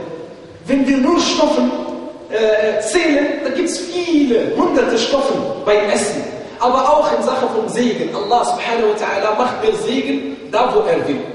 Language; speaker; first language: German; non-native, fluent; Arabic